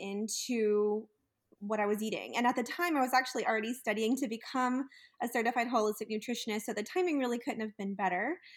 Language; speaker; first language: English; native; English